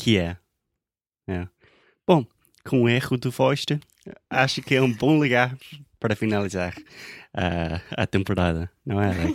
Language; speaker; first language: Portuguese; non-native, fluent; English